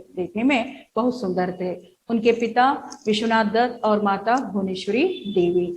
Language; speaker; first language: Hindi; non-native, local second language; Kannada